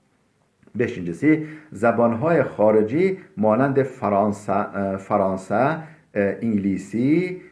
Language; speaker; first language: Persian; non-native, fluent; Turkish